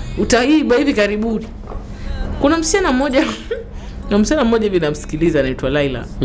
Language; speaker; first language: Swahili; native; Swahili